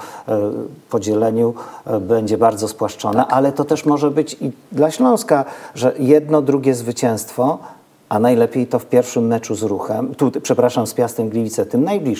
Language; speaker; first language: Polish; native; Polish